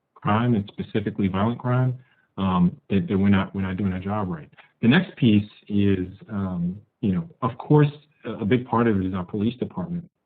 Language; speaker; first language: English; native; English